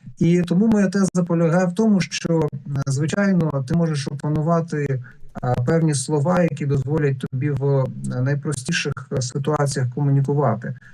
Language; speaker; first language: Ukrainian; non-native, local second language; Russian